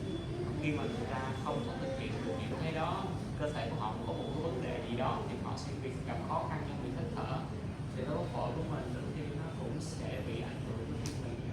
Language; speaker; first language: Vietnamese; native; Vietnamese